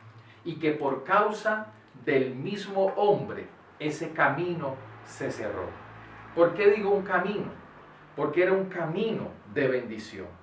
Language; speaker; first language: Spanish; native; Spanish